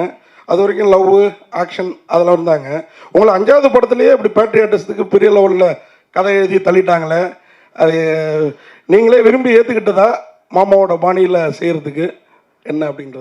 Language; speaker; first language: Tamil; native; Tamil